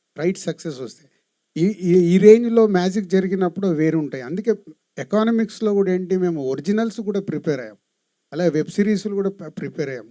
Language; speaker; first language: Telugu; native; Telugu